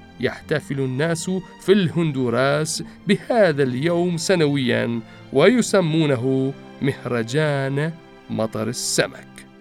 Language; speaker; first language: Arabic; non-native, fluent; Persian